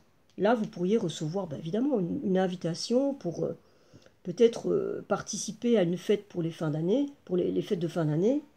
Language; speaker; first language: French; native; French